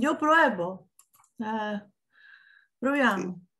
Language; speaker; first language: Spanish; non-native, learner; Italian